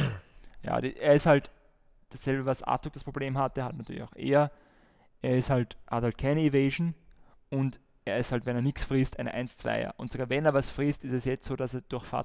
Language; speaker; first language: German; native; German